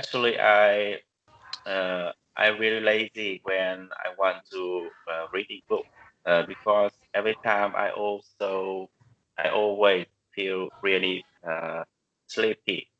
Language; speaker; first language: English; non-native, learner; Vietnamese